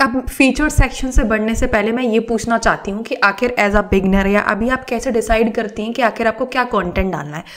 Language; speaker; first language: Hindi; native; Hindi